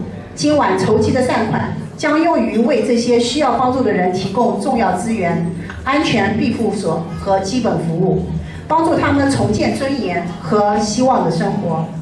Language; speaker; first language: Chinese; native; Chinese